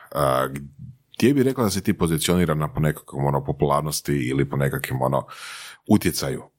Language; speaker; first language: Croatian; native; Croatian